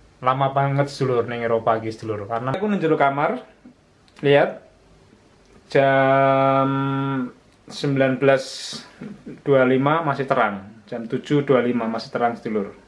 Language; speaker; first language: Malay; non-native, local second language; Javanese